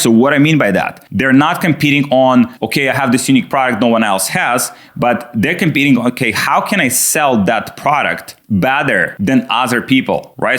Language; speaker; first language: English; non-native, fluent; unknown